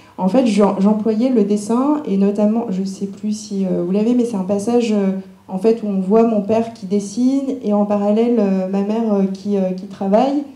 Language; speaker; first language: French; early bilingual, other home language; Cantonese